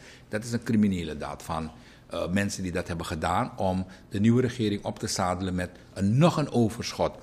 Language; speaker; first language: Dutch; native; Dutch